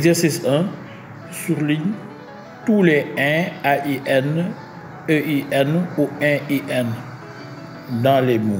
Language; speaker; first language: French; native; French